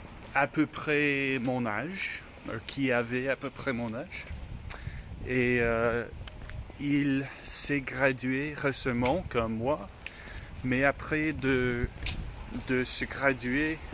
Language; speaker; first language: French; non-native, learner; English